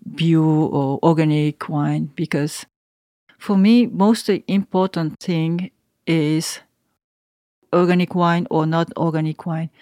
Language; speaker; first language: English; non-native, learner; Japanese